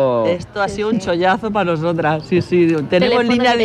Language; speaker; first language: Spanish; native; Spanish